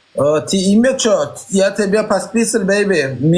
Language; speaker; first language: Russian; non-native, learner; Turkmen